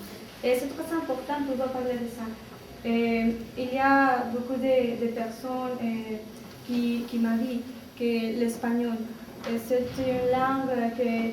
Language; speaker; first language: French; non-native, learner; Spanish